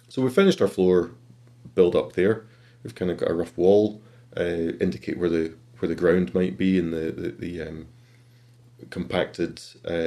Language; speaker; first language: English; native; English